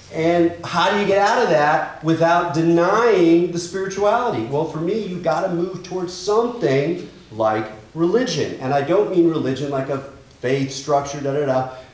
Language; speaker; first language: English; native; English